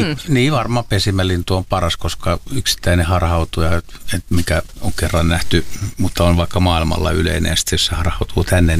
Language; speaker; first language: Finnish; native; Finnish